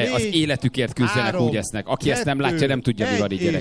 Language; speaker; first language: Hungarian; native; Hungarian